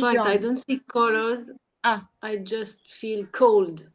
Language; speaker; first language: English; non-native, learner; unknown